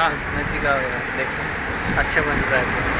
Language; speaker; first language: Hindi; non-native, fluent; Nepali